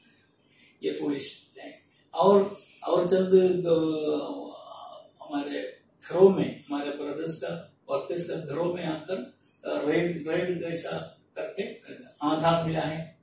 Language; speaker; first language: Hindi; non-native, local second language; Malayalam